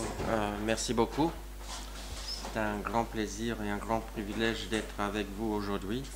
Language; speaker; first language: French; non-native, local second language; Luxembourgish